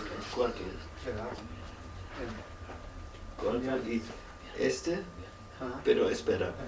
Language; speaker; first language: Spanish; non-native, learner; German